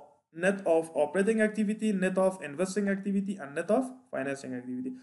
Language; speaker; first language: English; non-native, fluent; Persian